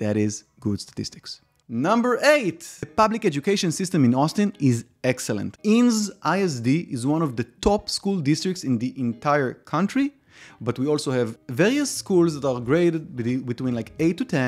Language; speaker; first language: English; non-native, fluent; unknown